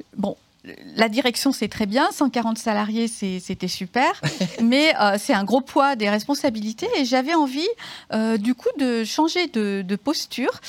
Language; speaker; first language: French; native; French